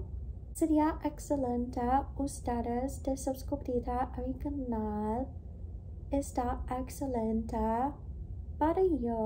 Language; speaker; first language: Spanish; non-native, learner; English